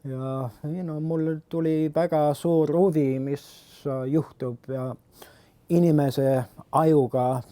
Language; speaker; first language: Estonian; early bilingual, heritage; Estonian